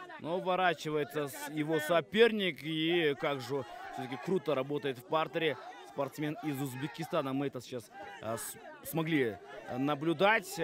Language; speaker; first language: Russian; non-native, local second language; Kyrgyz